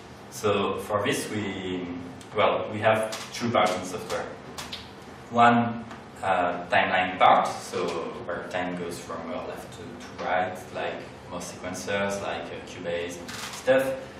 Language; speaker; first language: English; non-native, fluent; French